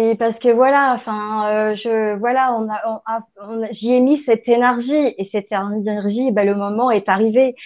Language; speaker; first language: French; native; French